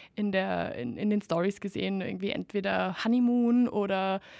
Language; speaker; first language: German; non-native, fluent; Spanish